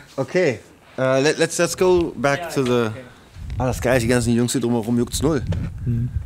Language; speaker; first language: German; native; German